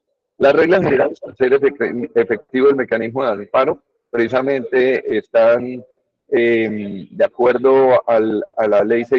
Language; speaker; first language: Spanish; native; Spanish